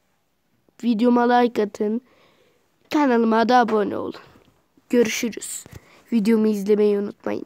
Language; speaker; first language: Turkish; native; Turkish